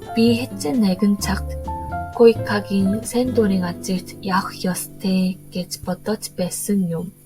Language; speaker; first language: Mongolian; non-native, learner; Korean